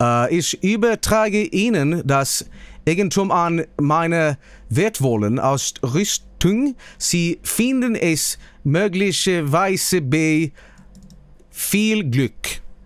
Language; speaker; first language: German; non-native, learner; Swedish